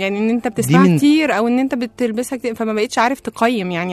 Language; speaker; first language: Arabic; native; Arabic